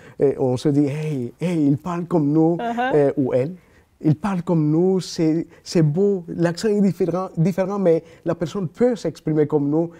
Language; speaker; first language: French; non-native, fluent; Spanish